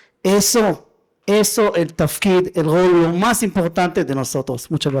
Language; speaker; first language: Spanish; non-native, fluent; Hebrew